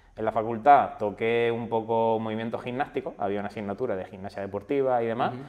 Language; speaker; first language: Spanish; native; Spanish